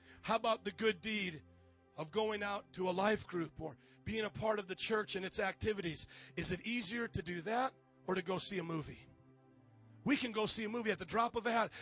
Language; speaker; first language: English; native; English